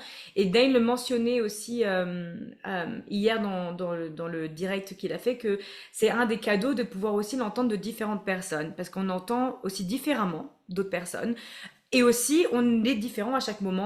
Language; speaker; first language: French; native; French